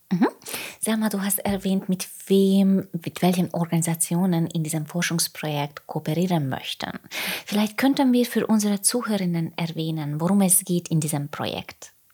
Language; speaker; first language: German; non-native, fluent; Hungarian